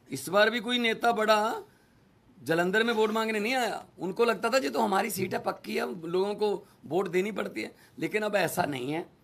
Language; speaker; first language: Hindi; non-native, local second language; Punjabi